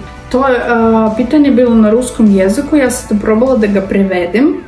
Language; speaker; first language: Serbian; non-native, learner; Russian